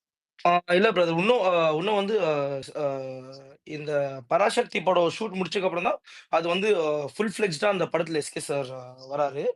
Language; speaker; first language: Tamil; native; Tamil